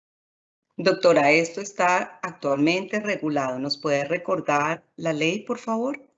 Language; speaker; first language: Spanish; native; Spanish